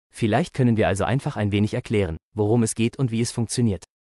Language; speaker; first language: German; native; German